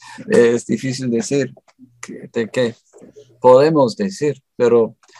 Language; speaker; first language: Spanish; non-native, fluent; English